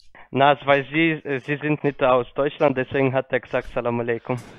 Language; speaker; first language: German; non-native, fluent; Polish